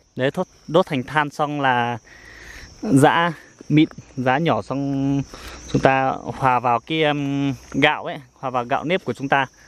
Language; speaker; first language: Vietnamese; non-native, local second language; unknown